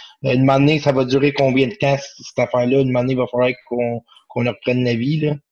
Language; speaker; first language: French; native; French